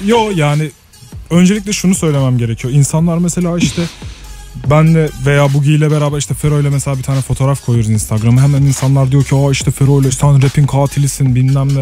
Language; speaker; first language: Turkish; native; Turkish